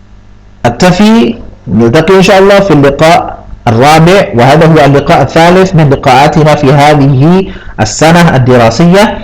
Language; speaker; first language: Arabic; non-native, fluent; Indonesian